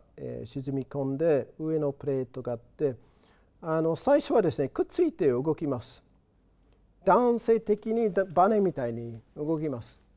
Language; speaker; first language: Japanese; non-native, fluent; English